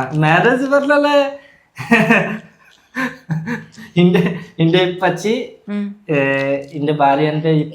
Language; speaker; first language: Malayalam; non-native, learner; Hindi